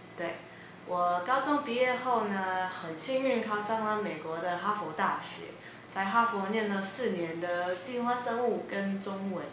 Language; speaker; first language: Chinese; non-native, fluent; English